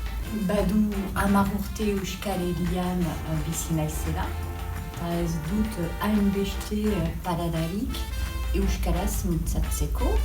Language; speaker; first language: Basque; non-native, learner; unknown